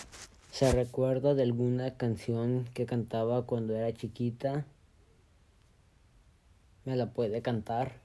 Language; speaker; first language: Spanish; early bilingual, heritage; Spanish